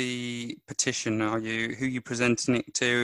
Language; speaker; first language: English; native; English